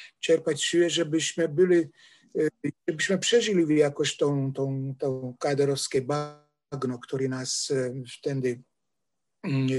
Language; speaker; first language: Polish; non-native, fluent; Hungarian